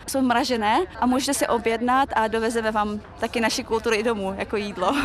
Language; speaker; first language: Czech; early bilingual, other home language; Chechen